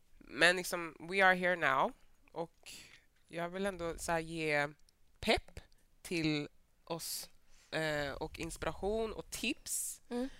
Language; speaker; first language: Swedish; native; Swedish